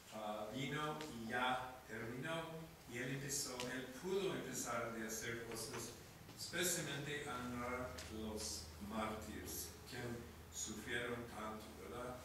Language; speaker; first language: Spanish; non-native, fluent; English